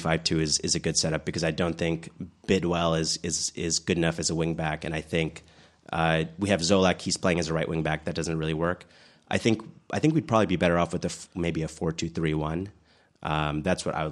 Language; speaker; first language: English; native; English